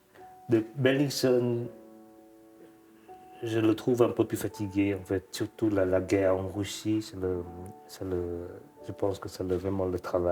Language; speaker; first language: French; non-native, fluent; Vietnamese